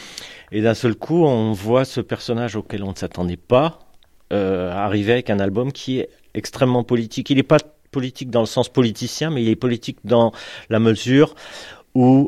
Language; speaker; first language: French; native; French